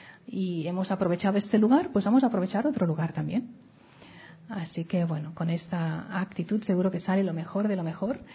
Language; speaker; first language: Spanish; native; Spanish